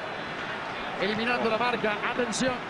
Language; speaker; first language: Spanish; native; Spanish